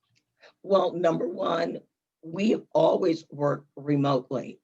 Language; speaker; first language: English; native; English